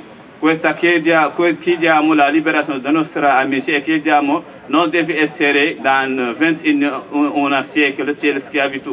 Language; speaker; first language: Italian; non-native, learner; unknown